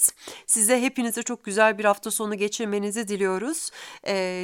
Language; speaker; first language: Turkish; native; Turkish